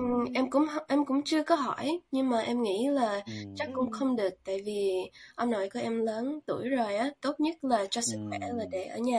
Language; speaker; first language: Vietnamese; early bilingual, heritage; Vietnamese